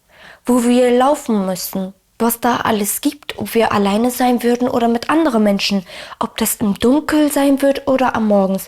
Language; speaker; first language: German; early bilingual, other home language; Arabic